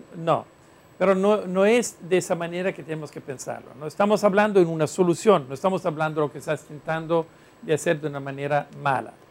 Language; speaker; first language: Spanish; non-native, fluent; Italian